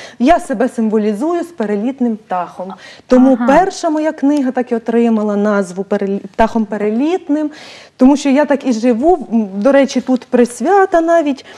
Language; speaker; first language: Ukrainian; native; Ukrainian